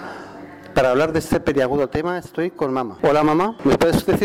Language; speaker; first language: Spanish; native; Spanish